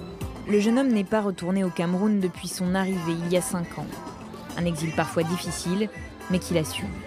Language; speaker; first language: French; native; French